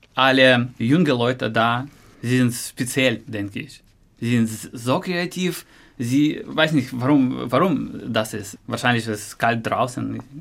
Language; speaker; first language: German; non-native, learner; Russian